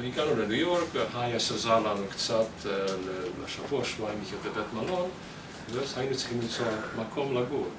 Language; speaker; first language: Hebrew; non-native, fluent; Hungarian